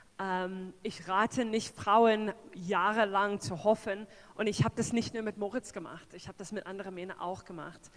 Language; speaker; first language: German; non-native, fluent; English